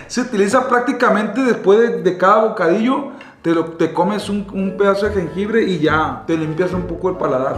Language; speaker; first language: Spanish; native; Spanish